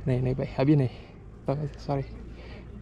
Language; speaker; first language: Hindi; non-native, local second language; Malayalam